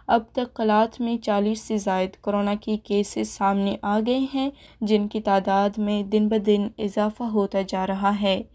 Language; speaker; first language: Urdu; non-native, local second language; Baluchi